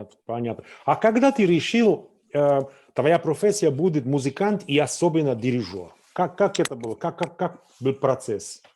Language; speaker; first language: Russian; non-native, fluent; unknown